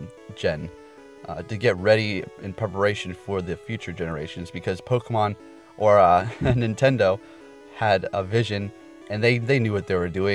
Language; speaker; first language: English; native; English